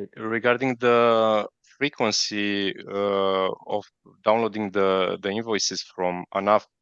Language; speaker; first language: English; non-native, fluent; Romanian